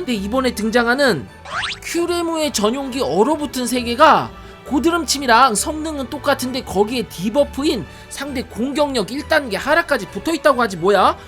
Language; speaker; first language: Korean; native; Korean